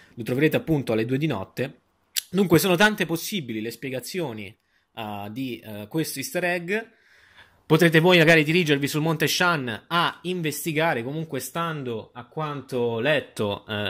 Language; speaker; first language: Italian; native; Italian